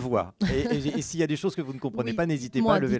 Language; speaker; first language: French; native; French